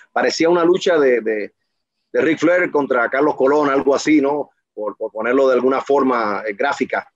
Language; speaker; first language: Spanish; native; Spanish